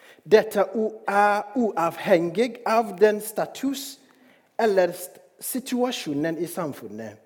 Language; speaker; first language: Norwegian; non-native, fluent; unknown